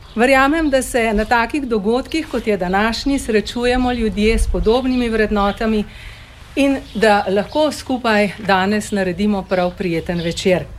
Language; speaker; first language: Slovenian; native; Slovenian